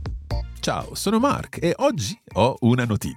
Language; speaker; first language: Italian; non-native, fluent; English